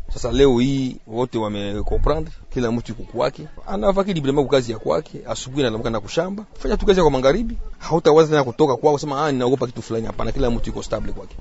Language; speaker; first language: Swahili; non-native, local second language; Nande